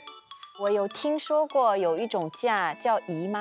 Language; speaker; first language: Chinese; native; Chinese